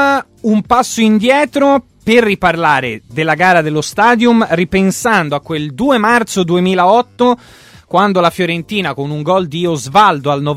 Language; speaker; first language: Italian; native; Italian